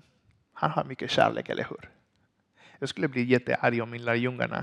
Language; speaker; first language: Swedish; non-native, learner; Spanish